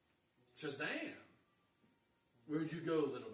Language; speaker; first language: English; native; English